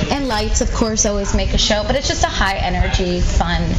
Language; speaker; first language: English; native; English